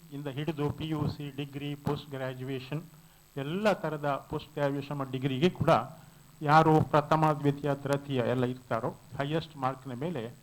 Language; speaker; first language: Kannada; non-native, local second language; Konkani